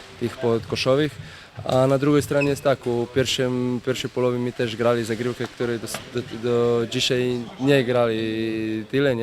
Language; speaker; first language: Polish; non-native, learner; Croatian